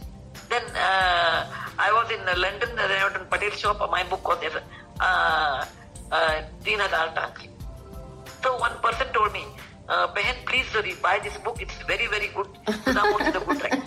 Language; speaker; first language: English; non-native, local second language; Kannada